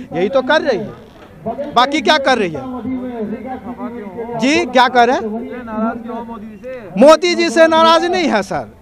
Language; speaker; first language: Hindi; native; Hindi